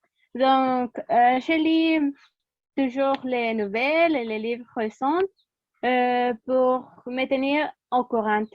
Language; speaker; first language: French; non-native, learner; Spanish